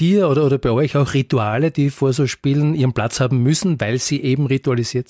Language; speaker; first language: German; native; German